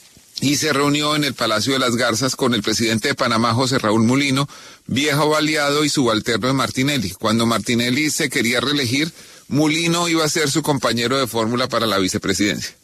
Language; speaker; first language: Spanish; native; Spanish